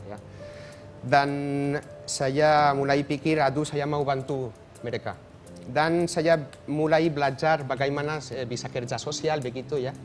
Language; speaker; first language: Indonesian; non-native, fluent; Catalan